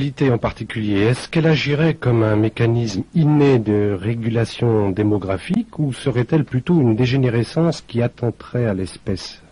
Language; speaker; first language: French; native; French